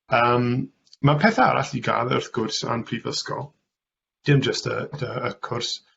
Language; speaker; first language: Welsh; non-native, local second language; English